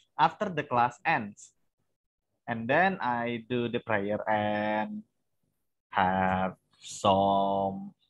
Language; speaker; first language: English; non-native, fluent; Indonesian